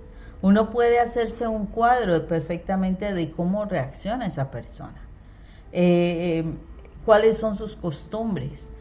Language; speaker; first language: Spanish; native; Spanish